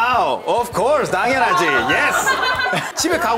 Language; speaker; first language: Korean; non-native, fluent; Spanish